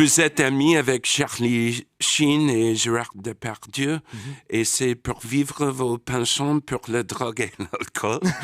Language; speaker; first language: French; non-native, learner; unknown